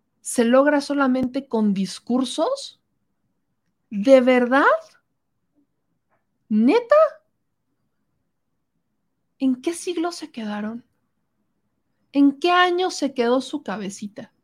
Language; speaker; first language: Spanish; native; Spanish